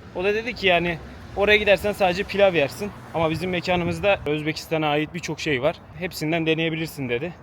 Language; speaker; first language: Turkish; native; Turkish